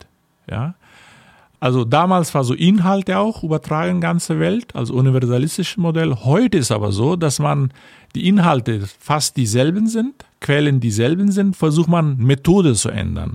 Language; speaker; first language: German; non-native, fluent; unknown